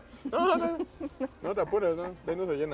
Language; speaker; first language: Spanish; native; Spanish